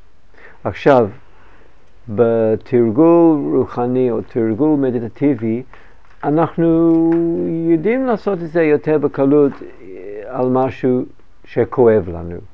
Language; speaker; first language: Hebrew; non-native, fluent; English